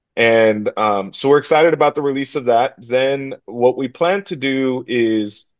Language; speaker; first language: English; early bilingual, other home language; Spanish